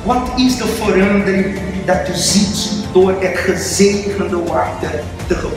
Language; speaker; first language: Dutch; non-native, fluent; Portuguese